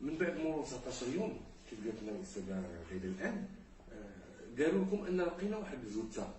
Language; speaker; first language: Arabic; native; Arabic